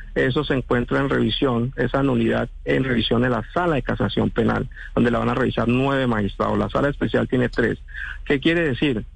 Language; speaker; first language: Spanish; non-native, local second language; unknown